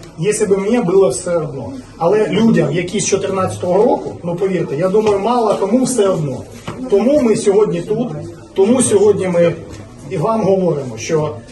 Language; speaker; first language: Ukrainian; non-native, local second language; Russian